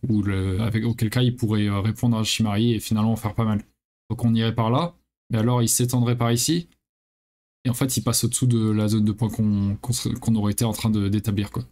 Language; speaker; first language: French; native; French